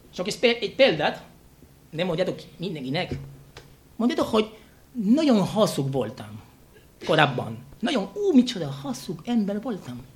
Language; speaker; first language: Hungarian; non-native, fluent; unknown